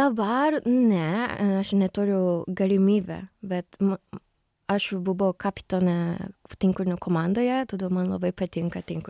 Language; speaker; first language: Lithuanian; non-native, learner; Japanese